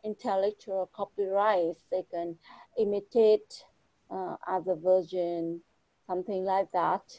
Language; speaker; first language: English; non-native, fluent; Vietnamese